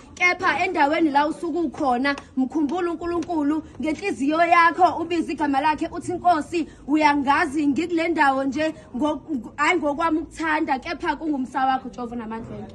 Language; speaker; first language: Zulu; native; Zulu